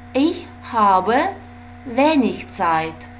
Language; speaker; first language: German; non-native, fluent; Russian